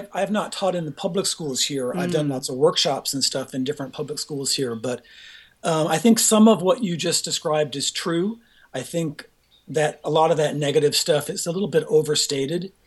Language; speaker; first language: English; native; English